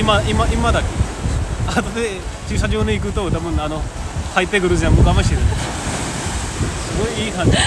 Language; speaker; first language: Japanese; non-native, learner; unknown